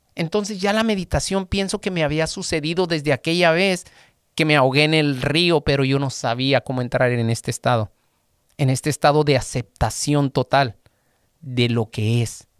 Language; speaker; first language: Spanish; native; Spanish